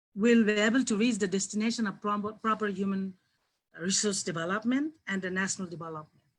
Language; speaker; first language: English; non-native, local second language; Nepali